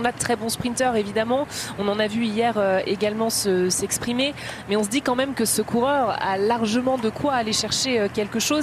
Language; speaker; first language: French; native; French